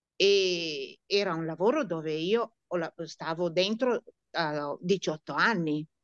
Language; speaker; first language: Italian; non-native, fluent; Romanian